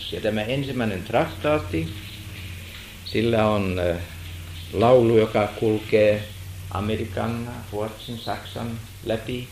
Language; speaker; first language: Finnish; non-native, fluent; German